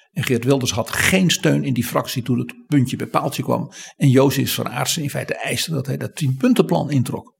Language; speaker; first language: Dutch; native; Dutch